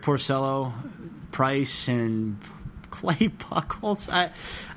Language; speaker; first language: English; native; English